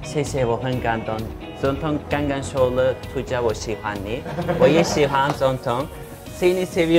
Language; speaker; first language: Chinese; non-native, fluent; Turkish